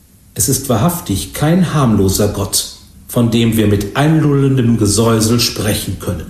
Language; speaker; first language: German; native; German